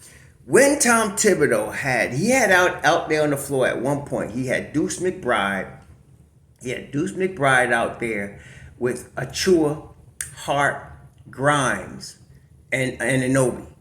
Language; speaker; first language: English; native; English